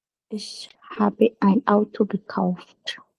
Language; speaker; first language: German; non-native, learner; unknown